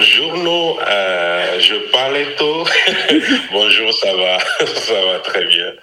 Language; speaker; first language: French; non-native, local second language; Ewe